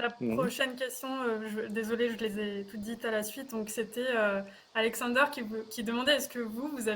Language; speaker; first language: French; native; French